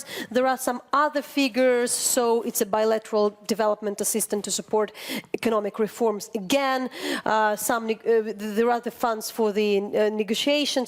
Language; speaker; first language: English; non-native, fluent; Ukrainian